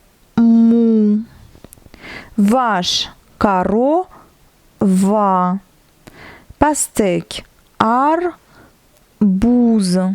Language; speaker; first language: Russian; non-native, fluent; French